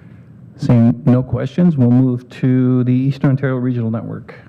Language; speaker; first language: English; native; English